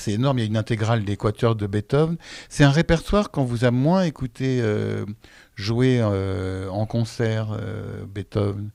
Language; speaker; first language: French; native; French